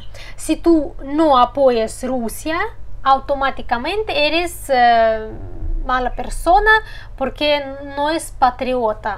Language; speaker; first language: Spanish; non-native, fluent; Russian